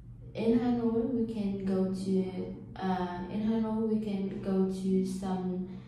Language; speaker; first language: English; non-native, learner; Vietnamese